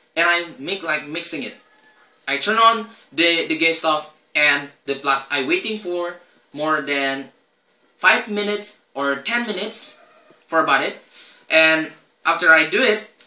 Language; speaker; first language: English; non-native, learner; Indonesian